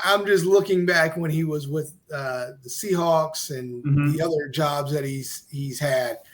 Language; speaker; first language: English; native; English